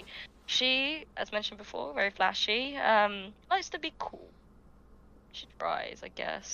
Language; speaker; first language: English; native; English